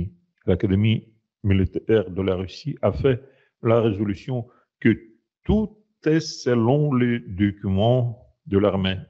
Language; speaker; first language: French; non-native, fluent; Russian